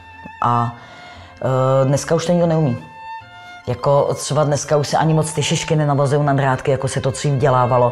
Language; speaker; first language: Czech; native; Czech